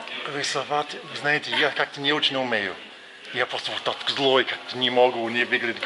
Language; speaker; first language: Russian; non-native, learner; English